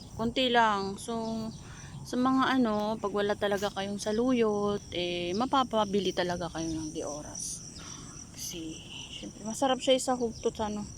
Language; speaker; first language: Filipino; non-native, local second language; Iloko